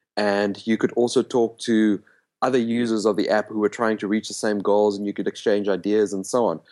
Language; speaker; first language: English; non-native, local second language; Afrikaans